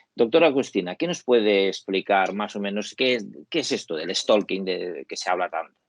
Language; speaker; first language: Spanish; native; Spanish